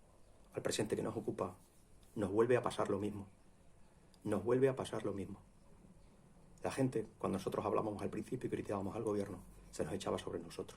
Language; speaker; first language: Spanish; native; Spanish